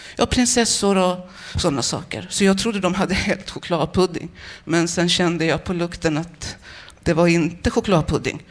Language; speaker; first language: Swedish; native; Swedish